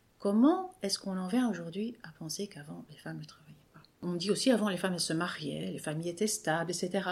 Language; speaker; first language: French; native; French